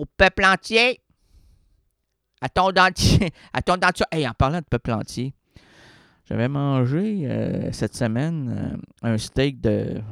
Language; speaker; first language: French; native; French